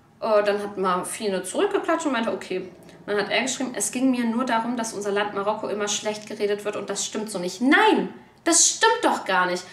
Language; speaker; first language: German; early bilingual, other home language; Turkish